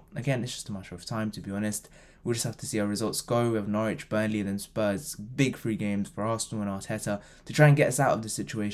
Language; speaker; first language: English; native; English